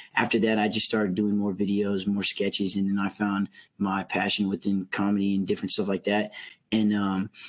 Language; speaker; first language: English; native; English